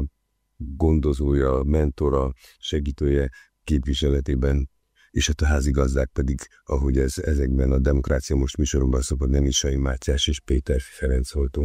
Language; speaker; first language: Hungarian; native; Hungarian